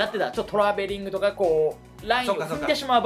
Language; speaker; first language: Japanese; native; Japanese